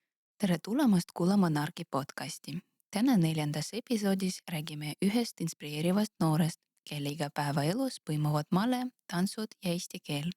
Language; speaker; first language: Estonian; non-native, local second language; Russian